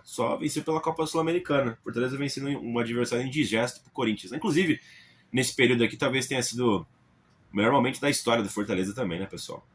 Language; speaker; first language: Portuguese; native; Portuguese